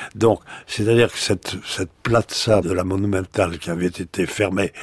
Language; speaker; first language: French; native; French